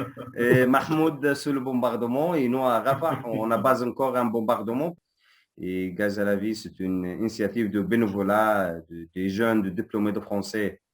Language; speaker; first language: French; non-native, fluent; Arabic